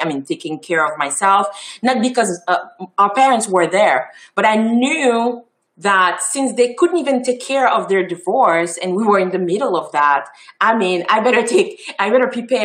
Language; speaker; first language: English; non-native, fluent; Haitian Creole